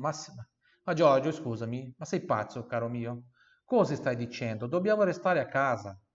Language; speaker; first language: Italian; non-native, fluent; Portuguese